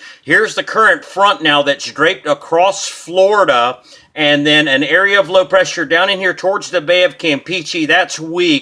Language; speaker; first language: English; native; English